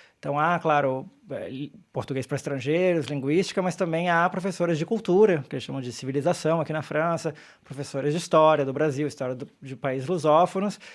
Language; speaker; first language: Portuguese; native; Portuguese